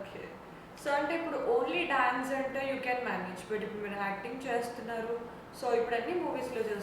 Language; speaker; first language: Telugu; native; Telugu